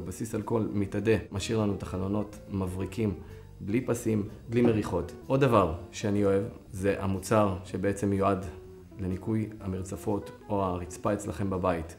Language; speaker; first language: Hebrew; native; Hebrew